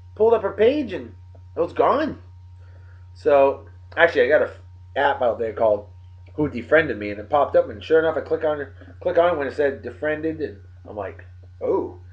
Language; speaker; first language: English; native; English